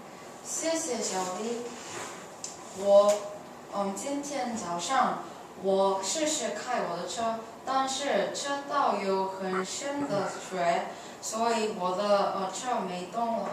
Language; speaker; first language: Chinese; non-native, learner; English